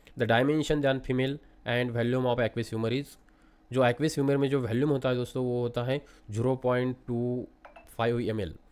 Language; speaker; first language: Hindi; non-native, local second language; Marathi